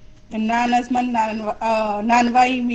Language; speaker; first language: Persian; non-native, learner; Urdu